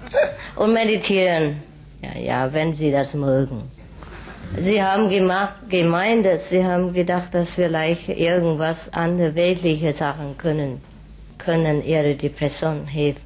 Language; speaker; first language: German; non-native, fluent; Vietnamese